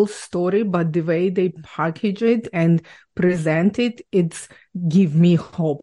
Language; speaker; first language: English; non-native, fluent; Ukrainian